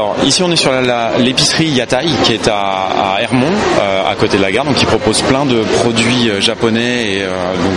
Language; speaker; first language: French; native; French